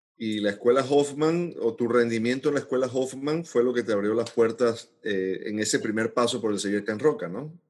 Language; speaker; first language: Spanish; native; Spanish